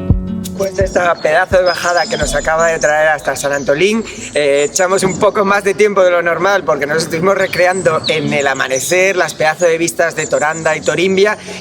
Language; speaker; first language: Spanish; native; Spanish